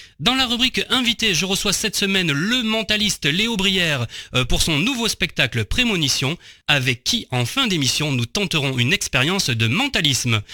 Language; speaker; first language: French; native; French